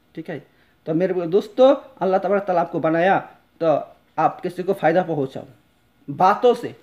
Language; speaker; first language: Hindi; non-native, local second language; Bangla